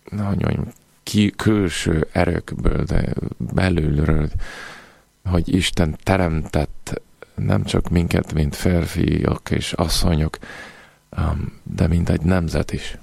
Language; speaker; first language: Hungarian; non-native, fluent; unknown